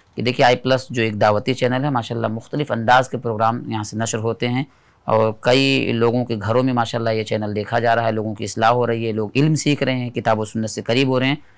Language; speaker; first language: Hindi; native; Hindi